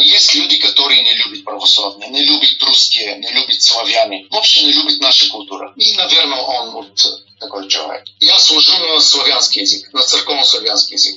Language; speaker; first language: Russian; non-native, learner; Bulgarian